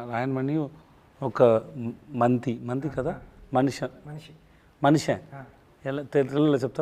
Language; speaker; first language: Telugu; non-native, learner; Tamil